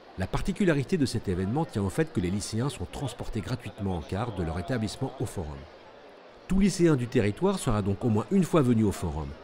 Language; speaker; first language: French; native; French